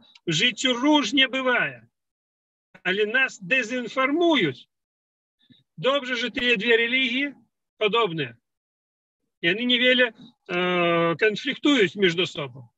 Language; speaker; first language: Polish; non-native, learner; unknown